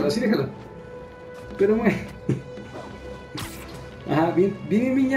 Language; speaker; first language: Spanish; native; Spanish